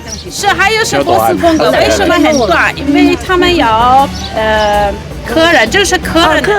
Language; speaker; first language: Chinese; non-native, learner; Persian